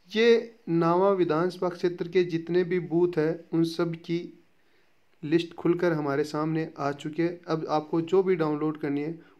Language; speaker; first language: Hindi; native; Hindi